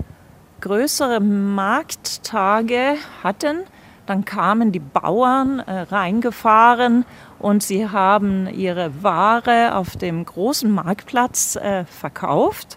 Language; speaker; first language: German; non-native, fluent; Swedish